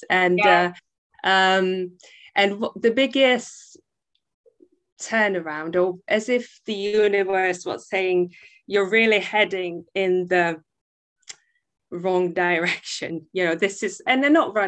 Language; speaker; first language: English; non-native, fluent; Czech